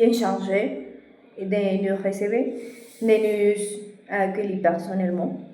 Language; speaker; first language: French; non-native, fluent; Spanish